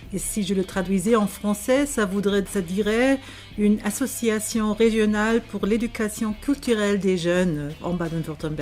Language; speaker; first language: French; non-native, fluent; German